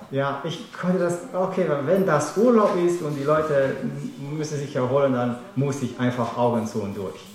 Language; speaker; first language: German; non-native, fluent; Romanian